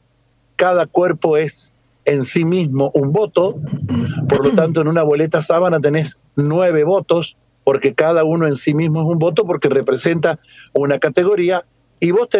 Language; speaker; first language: Spanish; native; Spanish